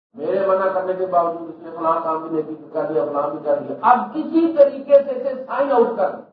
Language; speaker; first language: Urdu; non-native, local second language; Punjabi